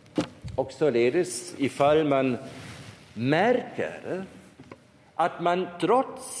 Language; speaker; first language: Swedish; non-native, fluent; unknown